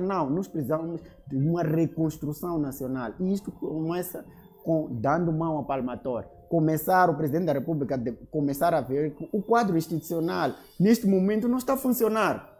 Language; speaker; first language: Portuguese; native; Portuguese